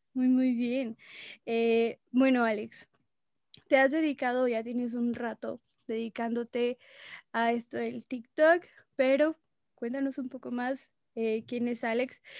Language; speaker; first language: Spanish; native; Spanish